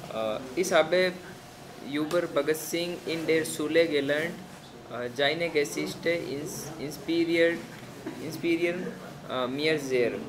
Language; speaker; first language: German; non-native, learner; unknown